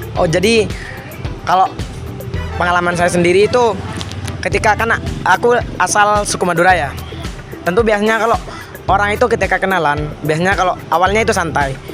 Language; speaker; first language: Indonesian; non-native, local second language; Madurese